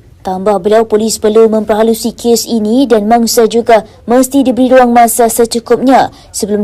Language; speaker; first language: Malay; native; Malay